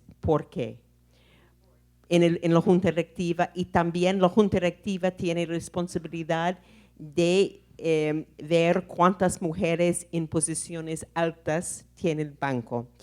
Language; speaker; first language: Spanish; non-native, fluent; English